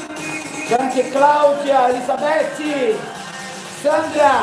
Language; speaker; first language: German; non-native, fluent; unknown